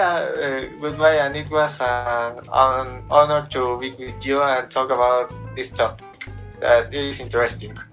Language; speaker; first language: English; non-native, learner; Spanish